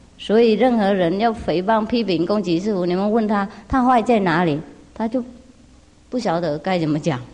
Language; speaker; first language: Chinese; non-native, fluent; Vietnamese